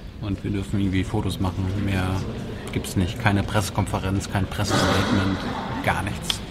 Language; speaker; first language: German; native; German